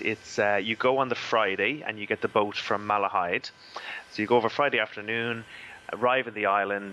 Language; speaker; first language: English; native; English